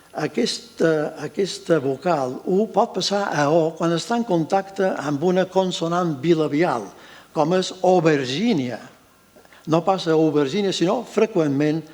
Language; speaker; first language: Catalan; native; Catalan